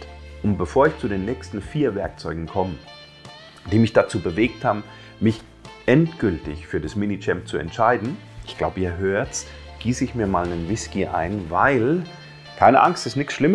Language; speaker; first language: German; native; German